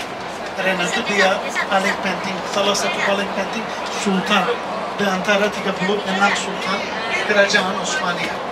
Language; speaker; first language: Indonesian; non-native, learner; Turkish